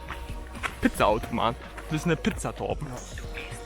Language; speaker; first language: German; native; German